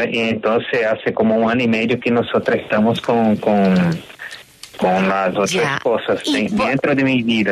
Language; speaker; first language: Spanish; non-native, learner; Portuguese